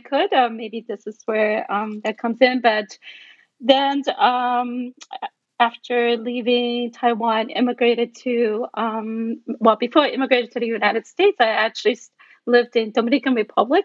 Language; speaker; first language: English; non-native, fluent; Min Nan Chinese